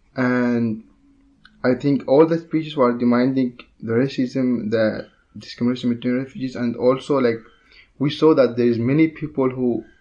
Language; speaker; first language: English; non-native, learner; Arabic